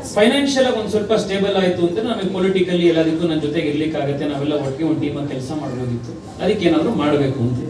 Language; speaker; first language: Kannada; native; Kannada